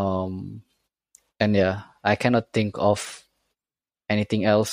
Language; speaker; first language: English; non-native, fluent; Indonesian